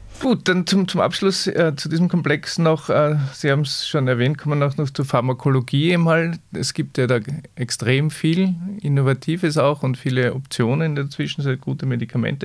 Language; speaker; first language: German; native; German